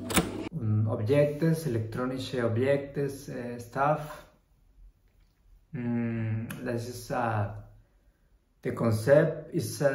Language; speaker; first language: German; non-native, learner; Spanish